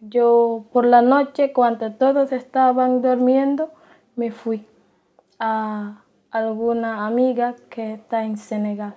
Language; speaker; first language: Spanish; non-native, learner; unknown